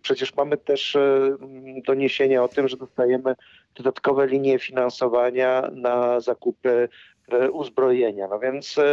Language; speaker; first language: Polish; native; Polish